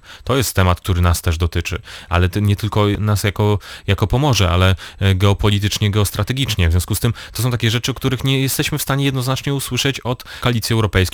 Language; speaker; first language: Polish; native; Polish